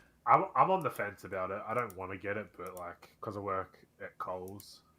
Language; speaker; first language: English; native; English